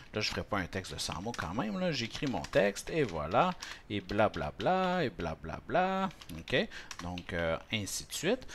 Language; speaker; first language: French; native; French